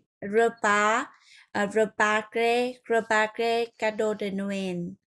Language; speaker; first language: French; non-native, learner; Vietnamese